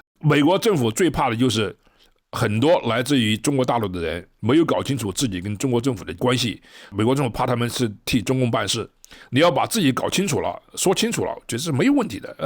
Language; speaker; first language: Chinese; native; Chinese